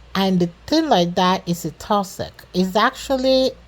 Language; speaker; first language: English; non-native, local second language; Yoruba